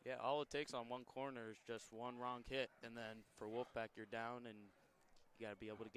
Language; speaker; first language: English; native; English